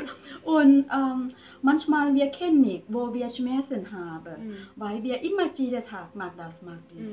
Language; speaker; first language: German; non-native, learner; Thai